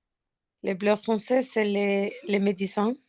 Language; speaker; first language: French; non-native, learner; Spanish